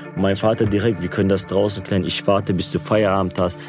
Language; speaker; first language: German; non-native, local second language; Turkish